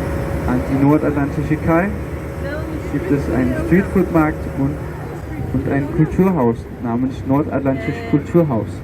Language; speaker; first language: German; non-native, learner; Danish